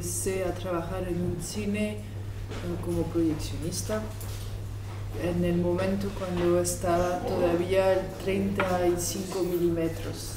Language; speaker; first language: Spanish; non-native, fluent; French